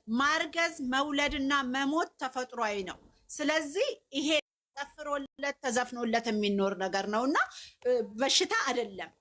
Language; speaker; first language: Amharic; native; Amharic